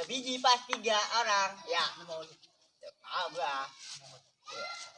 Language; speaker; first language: Indonesian; native; Indonesian